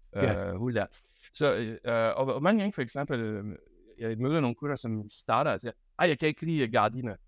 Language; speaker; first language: Danish; non-native, fluent; French